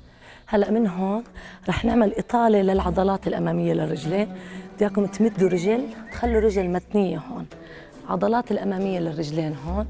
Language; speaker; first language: Arabic; native; Arabic